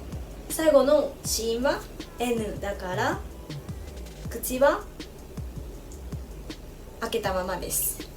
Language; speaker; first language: Japanese; non-native, fluent; Vietnamese